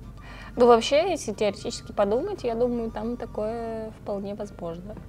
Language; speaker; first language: Russian; native; Russian